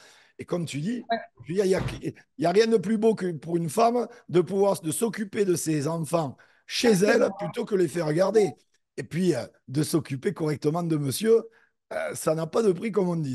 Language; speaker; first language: French; native; French